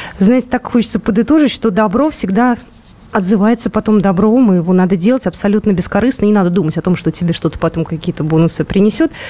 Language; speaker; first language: Russian; native; Russian